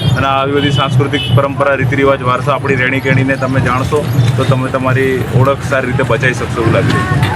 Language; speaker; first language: Gujarati; non-native, local second language; Rathawi